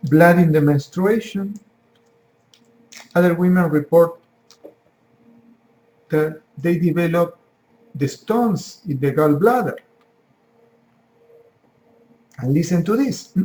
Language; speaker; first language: English; non-native, fluent; Spanish